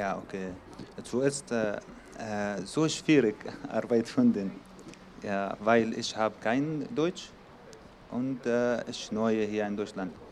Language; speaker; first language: German; non-native, learner; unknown